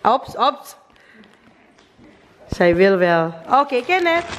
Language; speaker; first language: Dutch; non-native, learner; Filipino